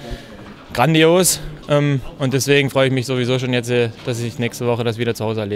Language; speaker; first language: German; native; German